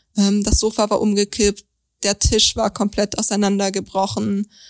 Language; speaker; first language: German; native; German